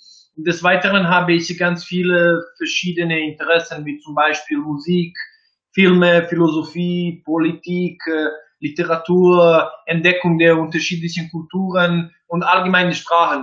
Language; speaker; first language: English; non-native, fluent; Serbian